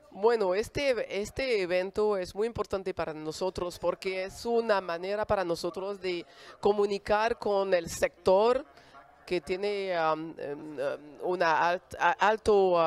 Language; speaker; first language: Spanish; non-native, fluent; French